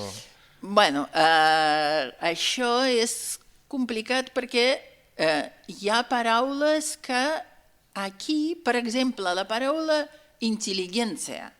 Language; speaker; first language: Catalan; non-native, fluent; Russian